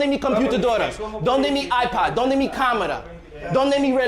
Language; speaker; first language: Spanish; non-native, learner; English